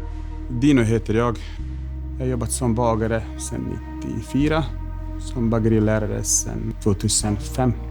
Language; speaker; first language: Swedish; non-native, fluent; Bosnian